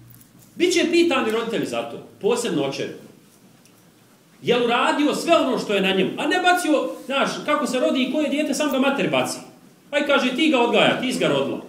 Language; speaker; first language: Serbian; native; Serbian